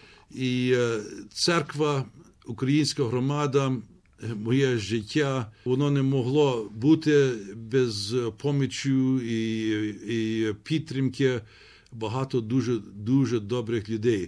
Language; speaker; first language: Ukrainian; early bilingual, heritage; Ukrainian